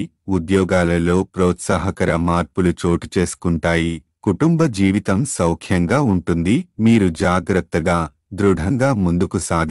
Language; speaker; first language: Telugu; native; Telugu